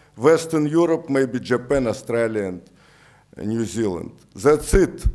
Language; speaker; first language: English; non-native, fluent; Russian